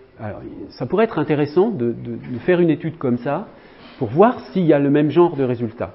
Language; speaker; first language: French; native; French